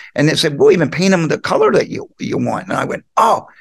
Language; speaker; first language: English; native; English